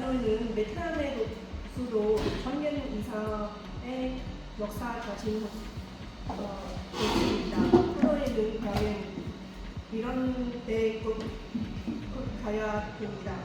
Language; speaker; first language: Korean; non-native, learner; Vietnamese